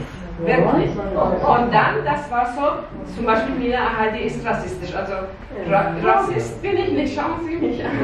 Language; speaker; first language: German; non-native, learner; Persian